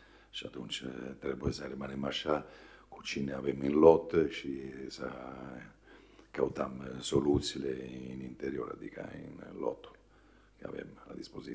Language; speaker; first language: Romanian; non-native, fluent; Italian